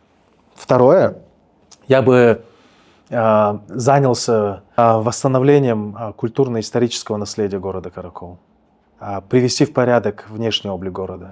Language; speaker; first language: Russian; native; Russian